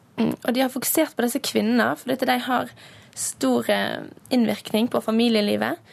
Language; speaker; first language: Norwegian; native; Norwegian